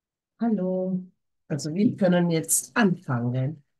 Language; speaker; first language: German; non-native, fluent; Sinhala